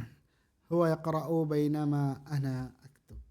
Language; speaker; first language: Arabic; non-native, fluent; Indonesian